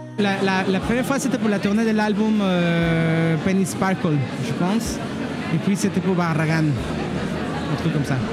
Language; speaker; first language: French; non-native, fluent; Spanish